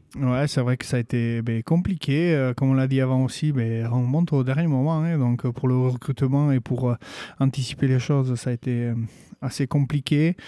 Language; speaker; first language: French; native; French